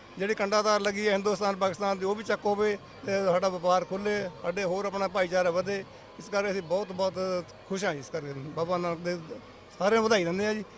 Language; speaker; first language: Punjabi; native; Punjabi